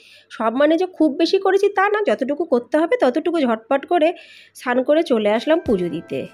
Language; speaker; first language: Bangla; native; Bangla